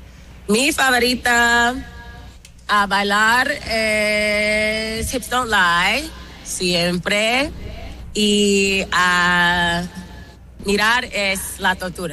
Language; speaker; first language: Spanish; non-native, learner; English